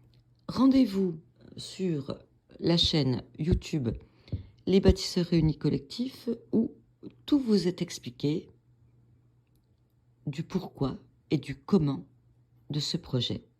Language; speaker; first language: French; native; French